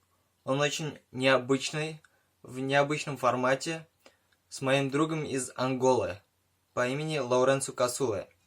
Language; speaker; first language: Russian; native; Russian